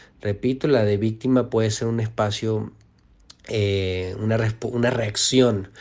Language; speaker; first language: Spanish; native; Spanish